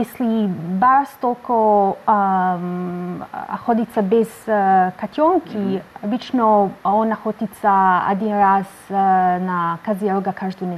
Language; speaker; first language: Russian; non-native, learner; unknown